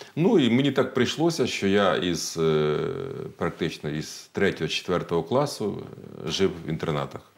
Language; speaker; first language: Ukrainian; native; Ukrainian